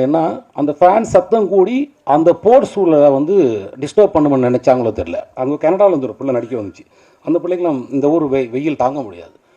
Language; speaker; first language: Tamil; native; Tamil